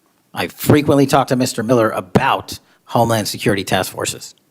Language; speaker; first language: English; native; English